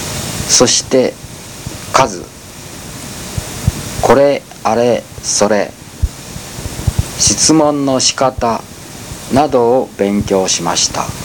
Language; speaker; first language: Japanese; non-native, learner; Spanish